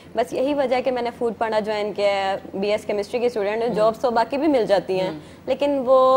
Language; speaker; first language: Urdu; native; Urdu